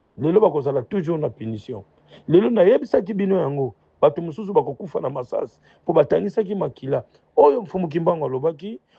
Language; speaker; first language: Lingala; non-native, local second language; Kongo